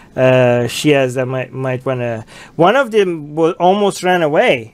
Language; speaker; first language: English; native; English